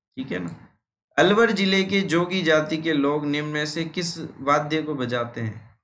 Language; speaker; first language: Hindi; native; Hindi